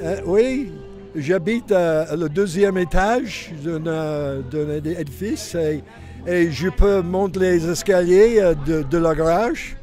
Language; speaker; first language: French; non-native, learner; English